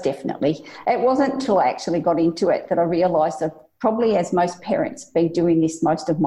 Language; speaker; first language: English; native; English